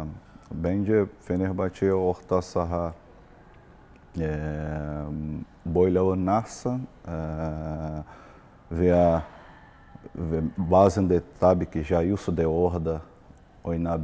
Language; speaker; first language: Turkish; non-native, learner; Portuguese